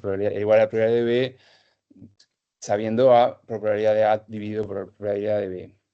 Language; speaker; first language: Spanish; native; Spanish